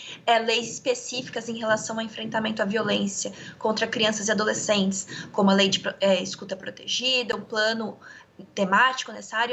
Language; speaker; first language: Portuguese; native; Portuguese